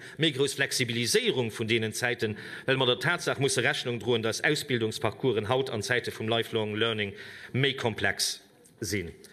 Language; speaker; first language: Luxembourgish; native; Luxembourgish